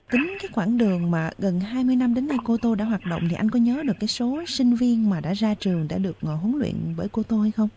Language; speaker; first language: Vietnamese; native; Vietnamese